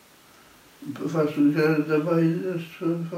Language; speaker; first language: German; non-native, fluent; Polish